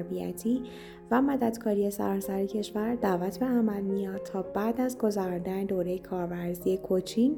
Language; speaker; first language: Persian; native; Persian